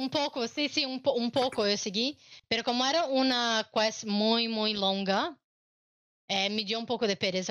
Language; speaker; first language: Spanish; non-native, learner; Portuguese